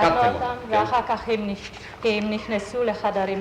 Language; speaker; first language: Hebrew; non-native, fluent; German